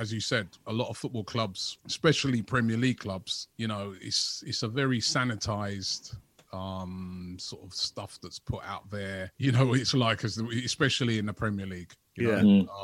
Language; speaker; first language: English; native; English